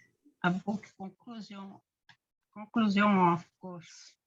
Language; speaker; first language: English; non-native, learner; Portuguese